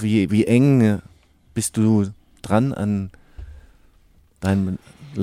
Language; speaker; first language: German; native; German